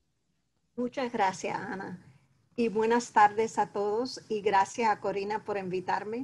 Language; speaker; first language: Spanish; early bilingual, heritage; Spanish